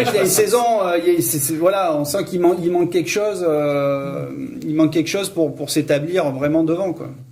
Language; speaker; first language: French; native; French